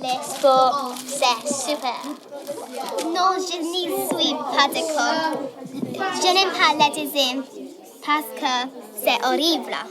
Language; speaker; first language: French; non-native, learner; English